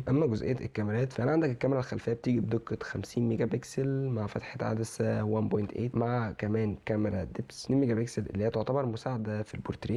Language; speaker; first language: Arabic; native; Arabic